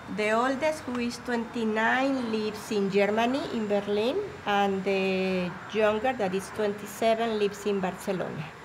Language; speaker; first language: English; non-native, learner; Spanish